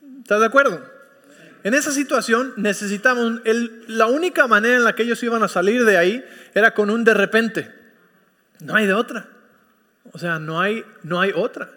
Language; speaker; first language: Spanish; early bilingual, heritage; Spanish